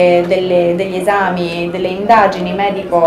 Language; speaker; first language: Italian; native; Italian